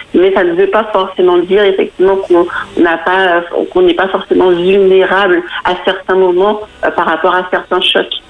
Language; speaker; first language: French; native; French